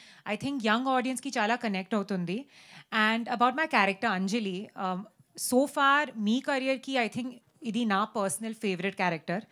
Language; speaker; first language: Telugu; non-native, learner; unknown